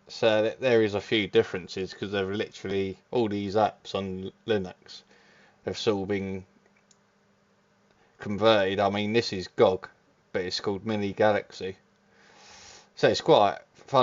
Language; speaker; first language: English; native; English